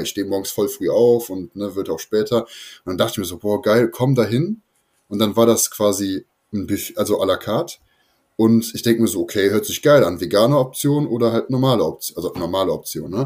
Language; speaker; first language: German; native; German